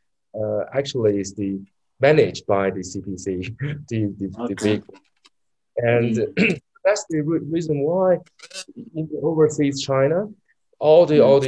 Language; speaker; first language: English; non-native, learner; Chinese